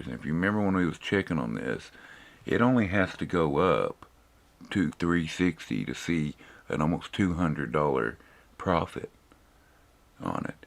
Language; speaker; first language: English; native; English